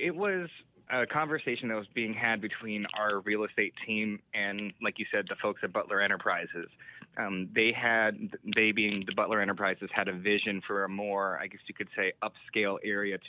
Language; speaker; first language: English; native; English